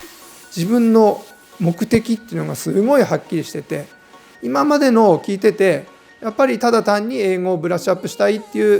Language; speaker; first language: Japanese; native; Japanese